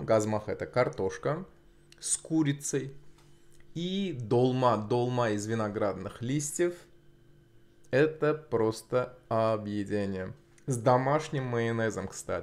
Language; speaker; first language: Russian; non-native, local second language; Azerbaijani